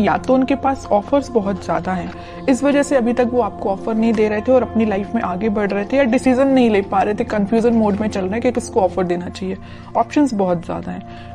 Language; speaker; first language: Hindi; native; Hindi